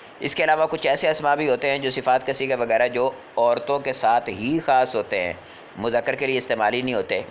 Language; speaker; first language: Urdu; native; Urdu